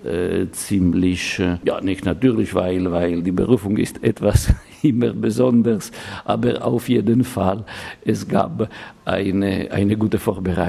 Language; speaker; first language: German; non-native, fluent; Italian